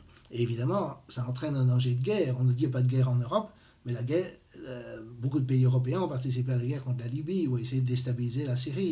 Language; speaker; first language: French; native; French